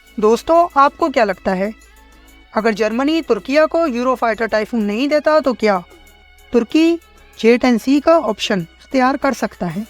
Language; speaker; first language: Urdu; native; Urdu